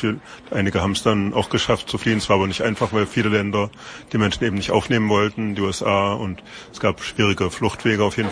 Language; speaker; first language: German; native; German